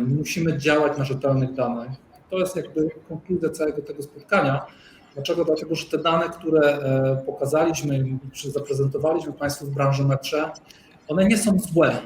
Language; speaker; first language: Polish; native; Polish